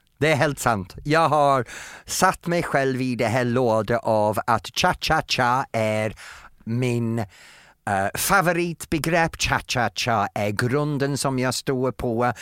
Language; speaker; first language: Swedish; non-native, fluent; English